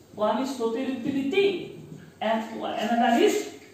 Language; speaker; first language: English; non-native, local second language; Assamese